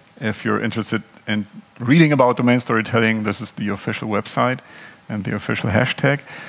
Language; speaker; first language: English; non-native, fluent; German